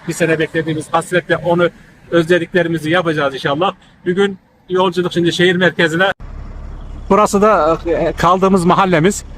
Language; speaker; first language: Turkish; native; Turkish